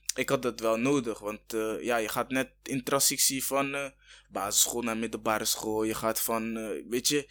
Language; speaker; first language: Dutch; early bilingual, other home language; Kinyarwanda